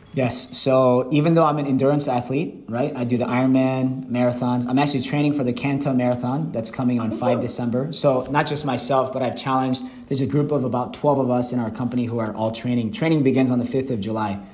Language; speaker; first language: English; early bilingual, other home language; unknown